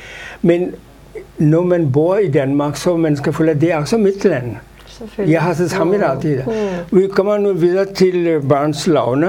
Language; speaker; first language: Danish; non-native, fluent; Urdu